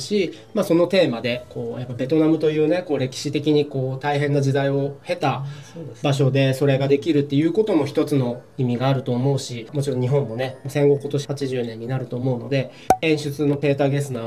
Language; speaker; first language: Japanese; native; Japanese